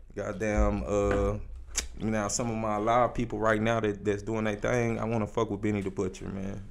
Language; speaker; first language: English; native; English